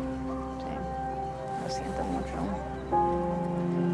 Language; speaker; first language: Spanish; non-native, fluent; English